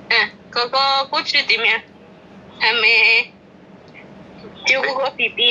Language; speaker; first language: Cantonese; non-native, learner; Indonesian